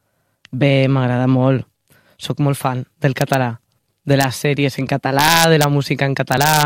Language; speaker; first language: Catalan; non-native, learner; Spanish